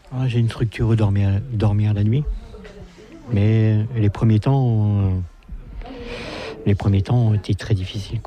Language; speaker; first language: French; native; French